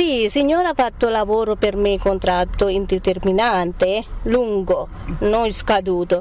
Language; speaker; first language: Italian; non-native, learner; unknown